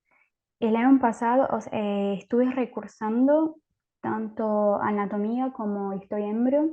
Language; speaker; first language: Spanish; native; Spanish